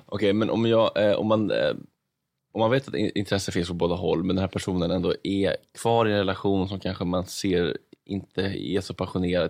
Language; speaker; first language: Swedish; native; Swedish